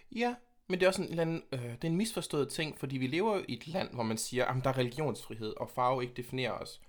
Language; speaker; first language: Danish; native; Danish